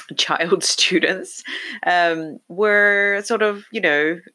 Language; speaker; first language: English; native; English